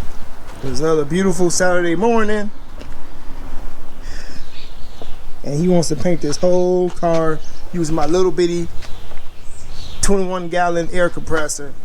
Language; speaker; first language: English; native; English